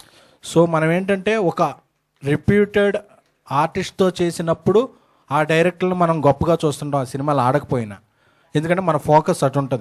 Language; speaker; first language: Telugu; native; Telugu